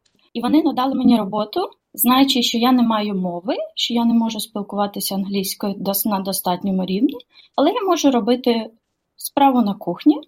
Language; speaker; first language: Ukrainian; native; Ukrainian